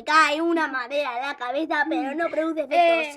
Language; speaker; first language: Spanish; native; Spanish